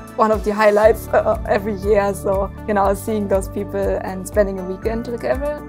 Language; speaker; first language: English; non-native, fluent; German